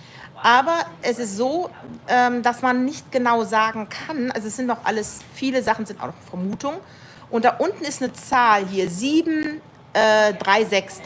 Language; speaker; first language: German; native; German